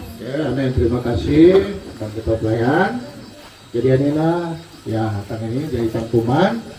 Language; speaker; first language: Malay; non-native, local second language; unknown